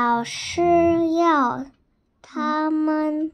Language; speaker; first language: Chinese; non-native, learner; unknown